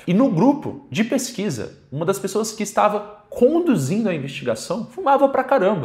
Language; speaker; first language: Portuguese; native; Portuguese